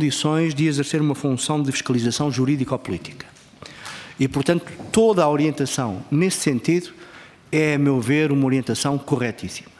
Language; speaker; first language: Portuguese; native; Portuguese